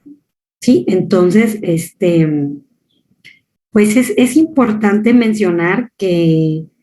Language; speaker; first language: Spanish; native; Spanish